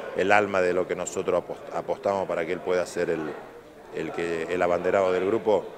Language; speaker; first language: Spanish; native; Spanish